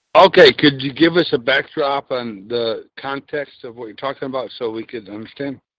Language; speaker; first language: English; native; English